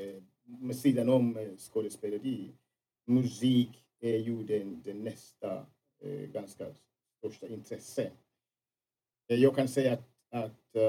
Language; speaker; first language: Swedish; non-native, fluent; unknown